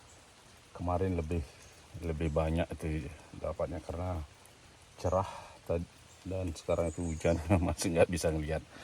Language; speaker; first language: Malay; non-native, local second language; Balinese